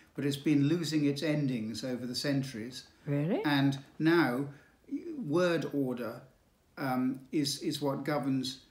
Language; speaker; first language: English; native; English